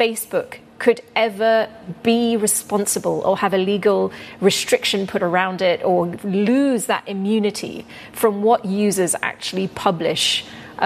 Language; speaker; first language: English; native; English